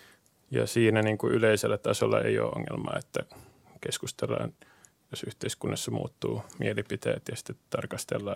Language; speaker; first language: Finnish; native; Finnish